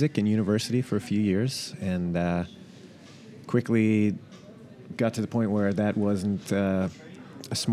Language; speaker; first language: English; native; English